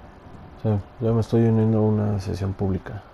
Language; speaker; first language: Spanish; native; Spanish